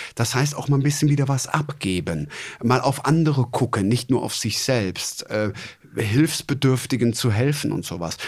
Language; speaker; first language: German; native; German